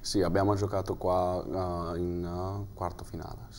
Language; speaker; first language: Italian; non-native, learner; German